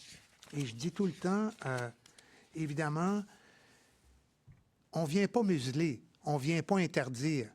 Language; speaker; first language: French; native; French